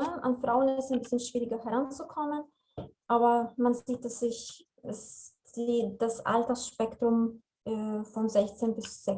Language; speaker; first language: German; non-native, fluent; Slovenian